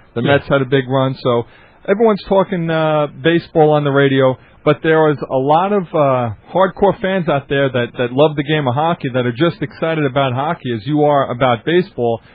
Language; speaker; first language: English; native; English